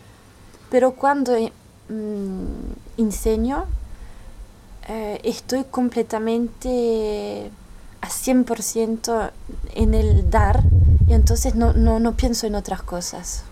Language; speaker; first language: Spanish; early bilingual, heritage; French